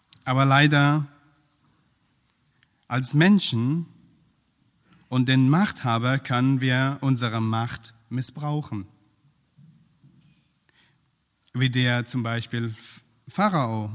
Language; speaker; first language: German; non-native, fluent; Persian